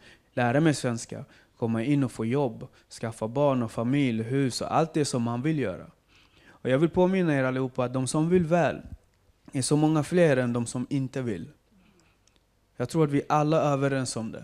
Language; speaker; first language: Swedish; non-native, fluent; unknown